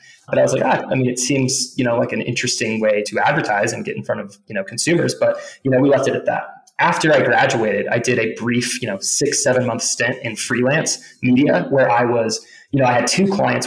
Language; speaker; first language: English; native; English